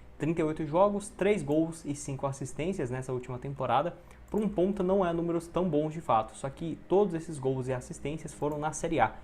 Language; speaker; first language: Portuguese; native; Portuguese